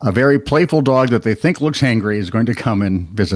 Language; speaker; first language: English; native; English